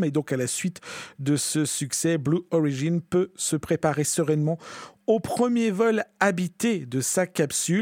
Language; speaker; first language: French; native; French